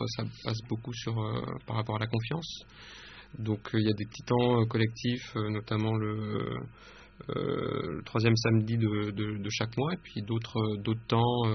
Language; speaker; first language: French; native; French